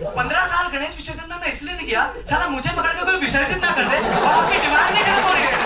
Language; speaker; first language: Hindi; non-native, local second language; Bangla